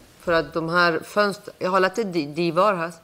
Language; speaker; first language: Swedish; non-native, fluent; Persian